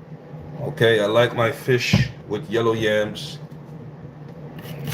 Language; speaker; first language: English; native; English